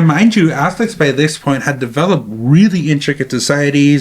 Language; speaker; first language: English; native; English